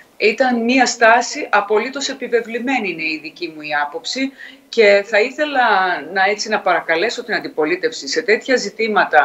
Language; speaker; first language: Greek; native; Greek